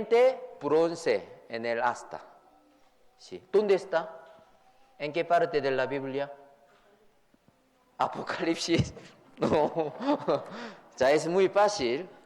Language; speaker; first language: Spanish; non-native, fluent; Korean